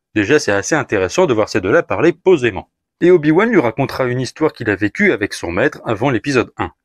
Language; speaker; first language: French; native; French